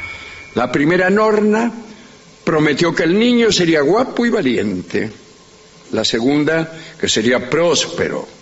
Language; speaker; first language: Spanish; native; Spanish